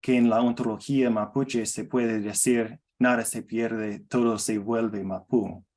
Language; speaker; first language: Spanish; non-native, learner; English